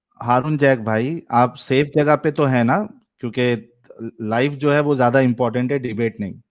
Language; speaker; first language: Hindi; native; Hindi